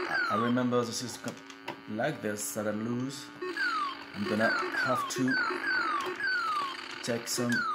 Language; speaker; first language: English; non-native, learner; French